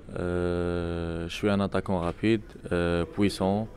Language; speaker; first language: French; non-native, local second language; Arabic